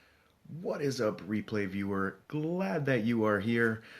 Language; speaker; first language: English; native; English